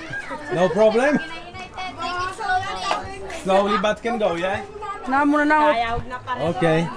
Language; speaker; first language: English; non-native, learner; Polish